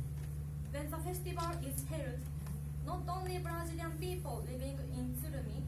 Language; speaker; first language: English; non-native, learner; Japanese